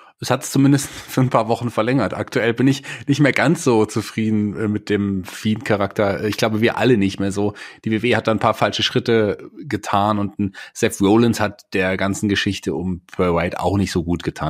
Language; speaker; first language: German; native; German